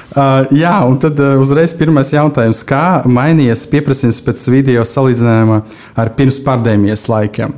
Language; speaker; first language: Latvian; non-native, local second language; Russian